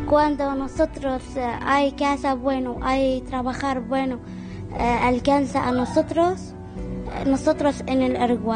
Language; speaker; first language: Spanish; non-native, learner; Arabic